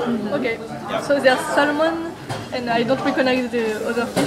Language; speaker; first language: English; non-native, learner; French